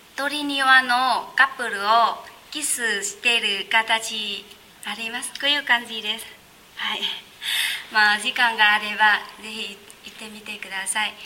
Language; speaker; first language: Japanese; non-native, learner; Vietnamese